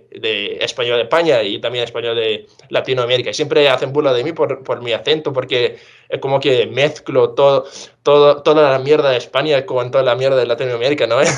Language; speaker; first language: Spanish; non-native, fluent; English